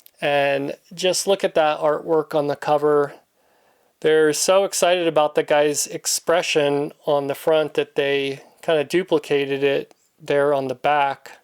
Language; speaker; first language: English; native; English